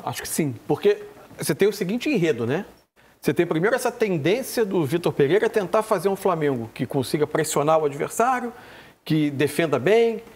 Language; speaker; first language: Portuguese; native; Portuguese